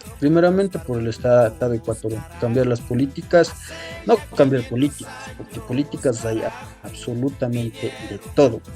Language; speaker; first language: Spanish; non-native, local second language; Quechua